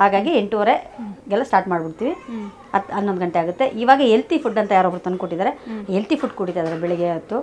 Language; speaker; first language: Kannada; native; Kannada